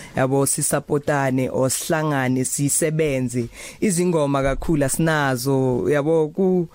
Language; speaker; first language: Zulu; native; Zulu